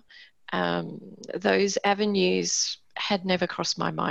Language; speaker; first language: English; native; English